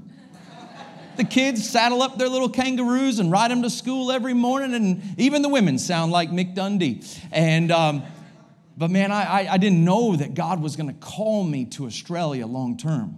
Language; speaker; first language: English; native; English